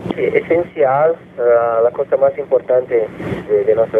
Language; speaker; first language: Spanish; non-native, fluent; Portuguese